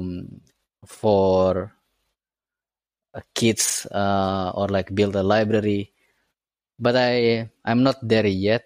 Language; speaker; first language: English; non-native, fluent; Indonesian